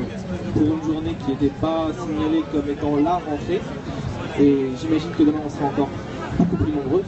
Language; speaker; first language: French; native; French